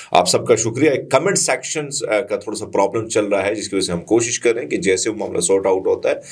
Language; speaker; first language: Urdu; non-native, local second language; Punjabi